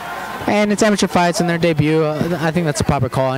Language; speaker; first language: English; native; English